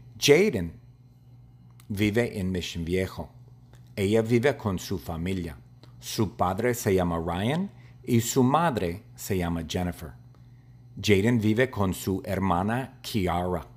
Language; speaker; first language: Spanish; non-native, fluent; English